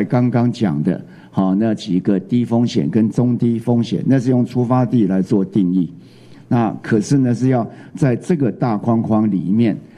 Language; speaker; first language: Chinese; native; Chinese